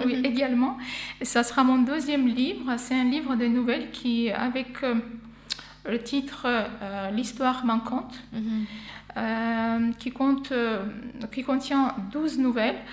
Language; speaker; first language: French; non-native, fluent; Armenian